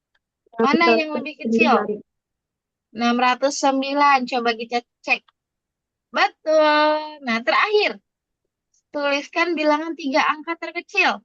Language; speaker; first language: Indonesian; native; Indonesian